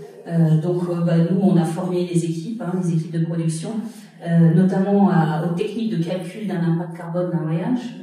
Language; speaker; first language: French; native; French